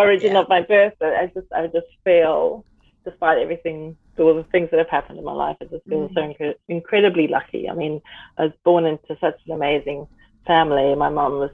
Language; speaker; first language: English; native; English